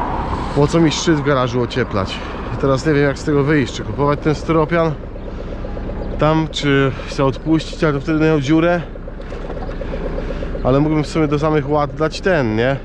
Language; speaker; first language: Polish; native; Polish